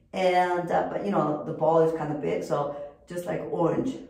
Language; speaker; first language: English; non-native, fluent; Korean